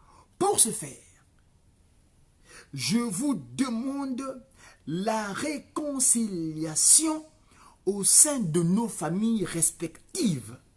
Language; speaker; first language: French; non-native, local second language; Kongo